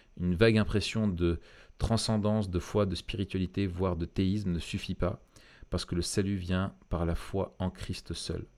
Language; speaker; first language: French; native; French